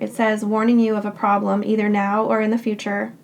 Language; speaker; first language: English; native; English